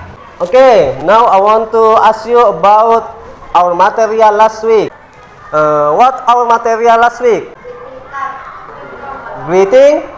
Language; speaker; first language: English; non-native, learner; Indonesian